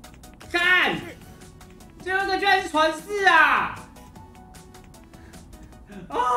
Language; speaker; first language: Chinese; native; Chinese